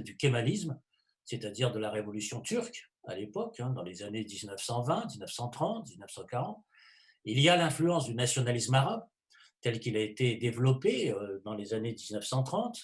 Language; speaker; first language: French; native; French